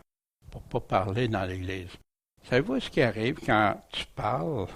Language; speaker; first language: French; native; French